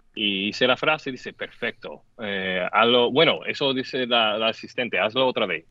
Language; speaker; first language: Spanish; non-native, fluent; English